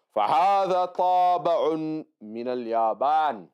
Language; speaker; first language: Arabic; non-native, fluent; English